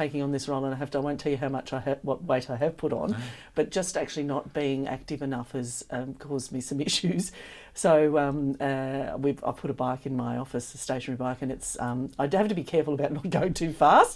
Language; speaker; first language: English; native; English